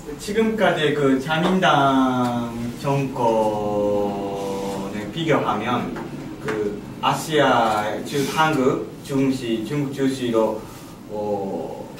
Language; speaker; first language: Korean; non-native, learner; Japanese